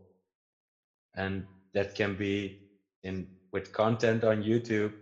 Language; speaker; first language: English; non-native, fluent; Dutch